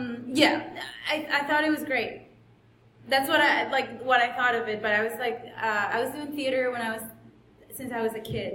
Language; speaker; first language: English; non-native, fluent; Spanish